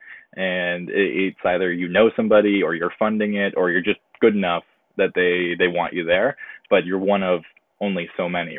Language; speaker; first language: English; native; English